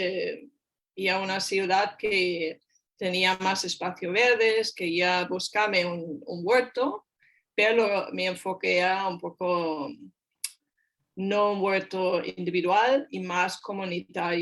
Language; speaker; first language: Spanish; non-native, fluent; German